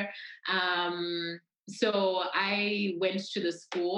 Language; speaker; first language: English; non-native, local second language; Bemba